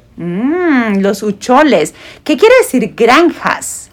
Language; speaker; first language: Spanish; non-native, fluent; English